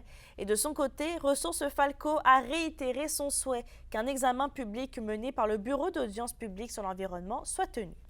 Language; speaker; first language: French; native; French